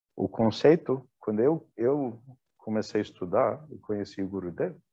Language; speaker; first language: Portuguese; non-native, fluent; English